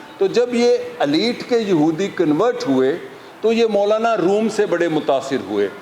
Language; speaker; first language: Urdu; native; Urdu